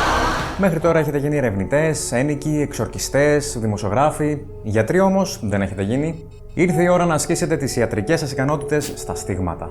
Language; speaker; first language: Greek; native; Greek